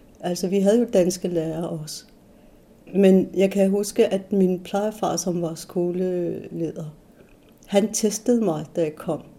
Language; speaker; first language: Danish; non-native, local second language; Kalaallisut